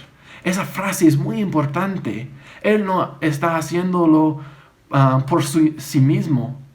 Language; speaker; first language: Spanish; non-native, fluent; English